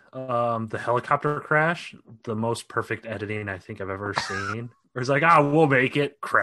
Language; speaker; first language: English; native; English